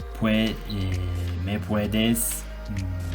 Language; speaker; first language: Spanish; non-native, learner; Turkish